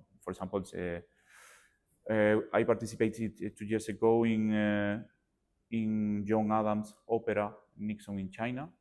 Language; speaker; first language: English; non-native, learner; Spanish